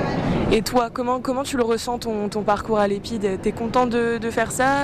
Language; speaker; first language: French; native; French